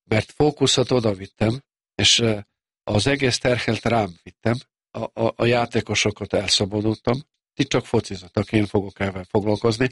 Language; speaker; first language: Hungarian; non-native, local second language; Serbian